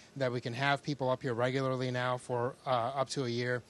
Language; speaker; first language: English; early bilingual, other home language; Spanish